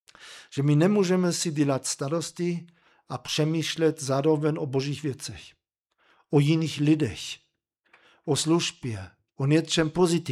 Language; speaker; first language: Czech; non-native, fluent; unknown